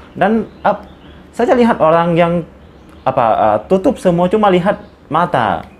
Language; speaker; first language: Indonesian; non-native, learner; Lao